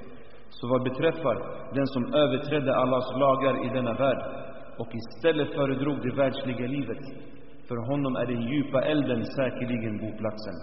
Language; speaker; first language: Swedish; early bilingual, other home language; Arabic